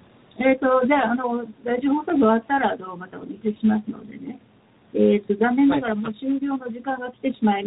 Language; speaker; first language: Japanese; native; Japanese